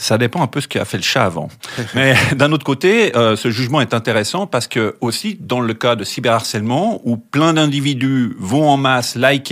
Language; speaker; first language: French; native; French